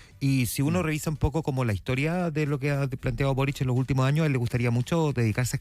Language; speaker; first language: Spanish; native; Spanish